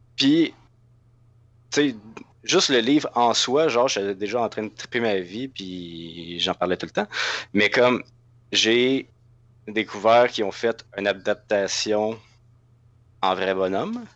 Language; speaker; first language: French; native; French